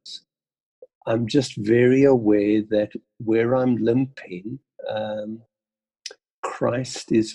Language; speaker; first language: English; native; English